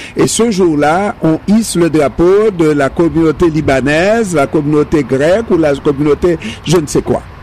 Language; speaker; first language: French; non-native, local second language; Haitian Creole